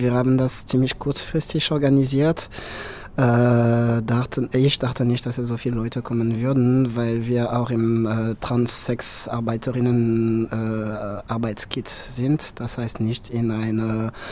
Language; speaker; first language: German; non-native, fluent; French